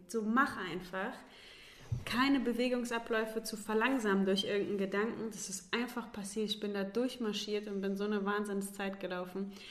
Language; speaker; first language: German; native; German